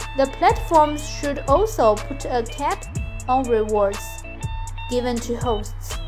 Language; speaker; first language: English; non-native, fluent; Chinese